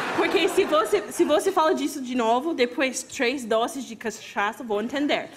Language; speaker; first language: Portuguese; non-native, fluent; English